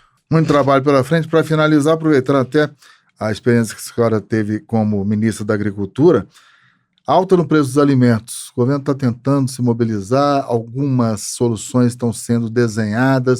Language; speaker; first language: Portuguese; native; Portuguese